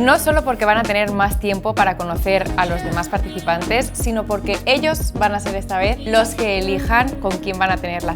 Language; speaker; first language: Spanish; native; Spanish